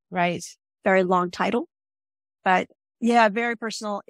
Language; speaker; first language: English; native; English